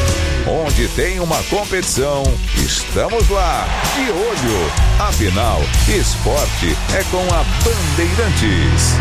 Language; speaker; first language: Portuguese; native; Portuguese